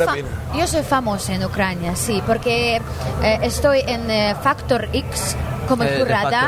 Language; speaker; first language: Spanish; non-native, learner; Ukrainian